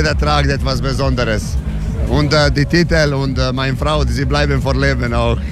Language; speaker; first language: German; non-native, learner; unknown